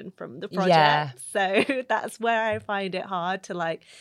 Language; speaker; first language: English; native; English